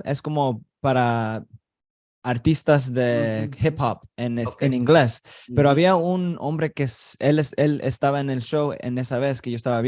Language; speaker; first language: Spanish; early bilingual, heritage; Spanish